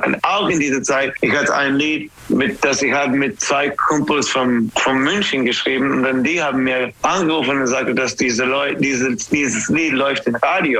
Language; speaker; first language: German; non-native, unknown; English